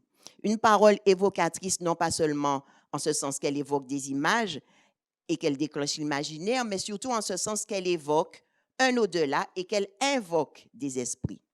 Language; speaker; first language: French; native; French